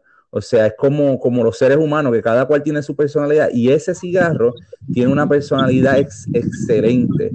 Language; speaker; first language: Spanish; native; Spanish